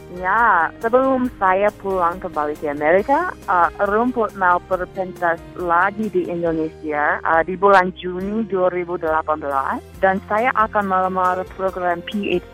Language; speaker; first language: Indonesian; non-native, fluent; English